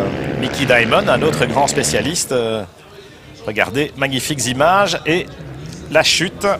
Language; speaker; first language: French; native; French